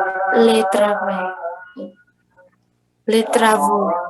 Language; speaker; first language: French; non-native, learner; Indonesian